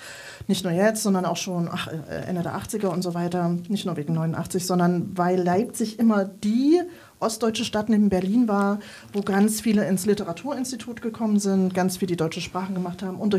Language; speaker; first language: German; native; German